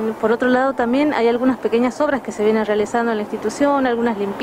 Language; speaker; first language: Spanish; native; Spanish